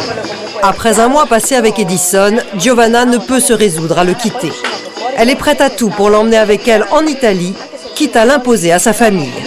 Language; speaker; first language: French; native; French